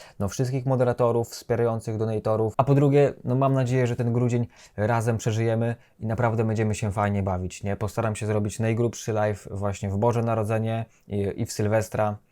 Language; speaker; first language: Polish; native; Polish